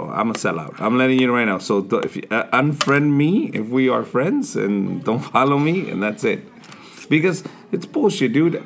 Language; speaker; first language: English; early bilingual, other home language; Spanish